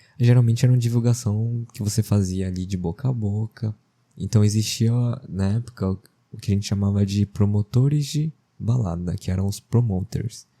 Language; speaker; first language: Portuguese; early bilingual, other home language; Japanese